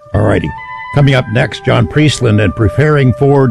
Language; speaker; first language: English; native; English